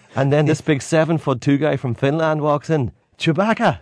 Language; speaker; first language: English; native; English